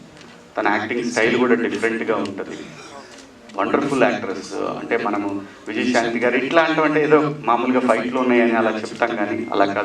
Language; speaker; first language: Telugu; native; Telugu